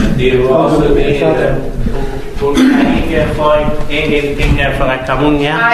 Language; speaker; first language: Danish; non-native, learner; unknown